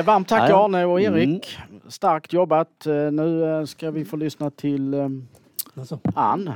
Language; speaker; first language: Swedish; native; Swedish